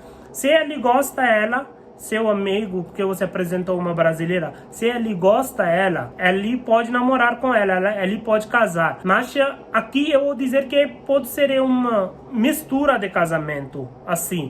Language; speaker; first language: Portuguese; non-native, learner; Hindi